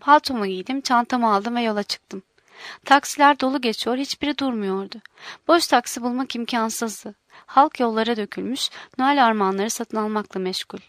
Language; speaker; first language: Turkish; native; Turkish